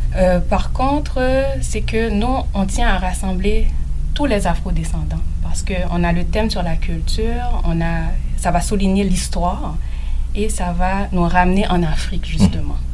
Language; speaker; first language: French; non-native, local second language; Haitian Creole